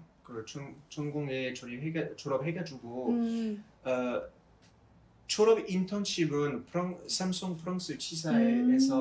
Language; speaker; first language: Korean; non-native, fluent; French